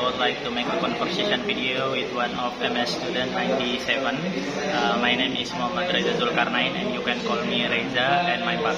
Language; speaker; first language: English; non-native, learner; Indonesian